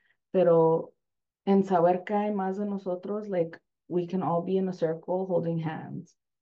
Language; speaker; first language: Spanish; early bilingual, heritage; Spanish